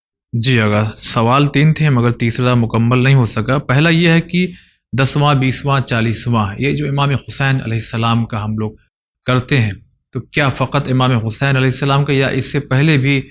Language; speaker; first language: Urdu; native; Urdu